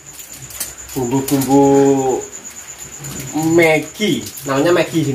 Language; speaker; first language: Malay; non-native, local second language; Javanese